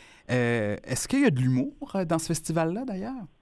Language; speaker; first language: French; native; French